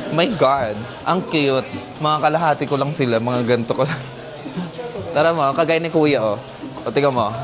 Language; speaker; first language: Filipino; native; Filipino